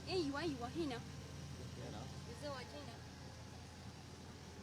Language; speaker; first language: Arabic; non-native, learner; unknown